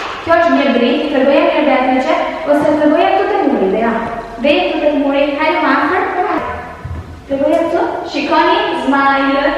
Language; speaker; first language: Albanian; early bilingual, heritage; Albanian